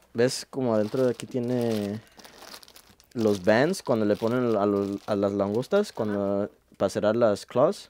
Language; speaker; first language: Spanish; early bilingual, heritage; Spanish